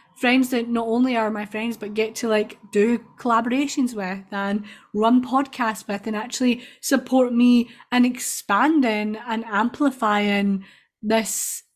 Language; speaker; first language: English; native; English